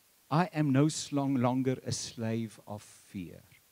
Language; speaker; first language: English; non-native, local second language; Afrikaans